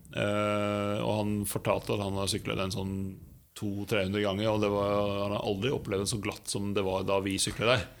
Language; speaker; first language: Norwegian; native; Norwegian